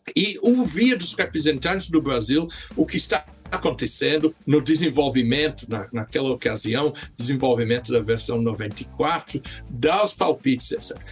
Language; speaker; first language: Portuguese; non-native, fluent; English